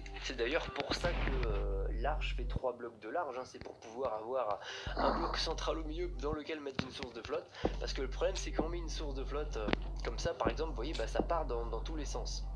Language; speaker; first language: French; native; French